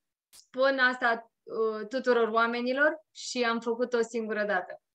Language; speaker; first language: Romanian; native; Romanian